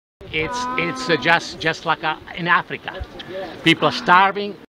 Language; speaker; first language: English; non-native, fluent; Slovak